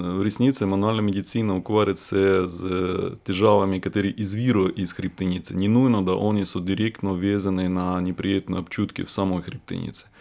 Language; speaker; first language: Slovenian; non-native, fluent; Russian